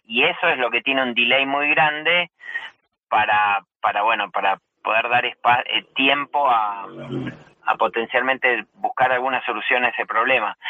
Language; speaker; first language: Spanish; native; Spanish